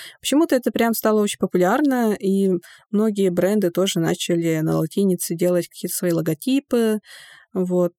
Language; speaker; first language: Russian; non-native, local second language; Yakut